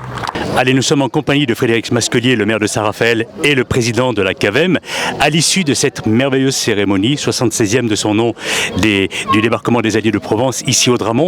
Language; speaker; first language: French; native; French